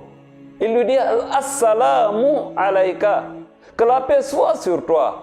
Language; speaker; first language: French; non-native, local second language; Wolof